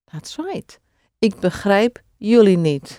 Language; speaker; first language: Dutch; non-native, fluent; English